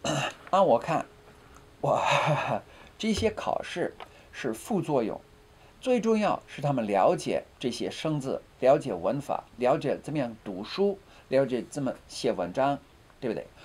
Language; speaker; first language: Chinese; non-native, fluent; English